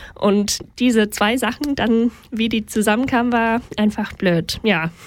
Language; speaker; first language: German; non-native, fluent; English